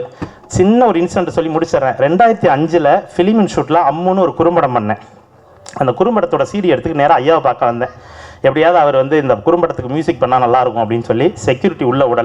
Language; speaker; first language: Tamil; native; Tamil